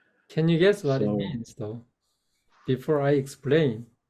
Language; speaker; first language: English; non-native, fluent; Korean